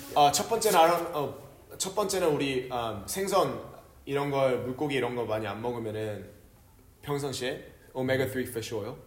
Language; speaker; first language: Korean; early bilingual, heritage; Korean